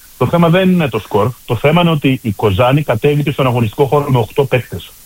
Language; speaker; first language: Greek; native; Greek